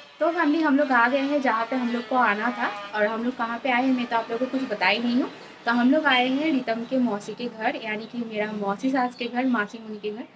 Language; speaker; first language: Hindi; non-native, local second language; Bangla